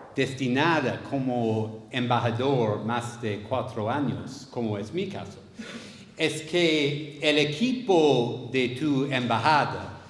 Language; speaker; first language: Spanish; non-native, fluent; English